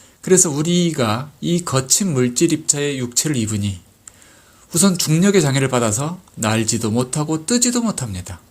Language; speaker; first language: Korean; native; Korean